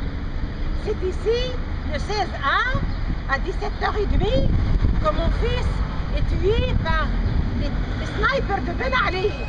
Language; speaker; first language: French; non-native, local second language; Arabic